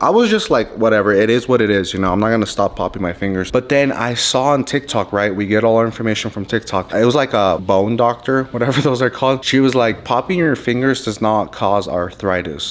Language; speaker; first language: English; early bilingual, other home language; Spanish